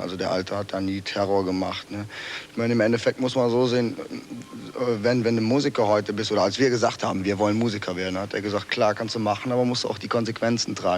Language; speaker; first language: German; native; German